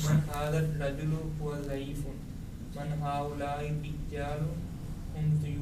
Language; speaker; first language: Arabic; non-native, learner; Urdu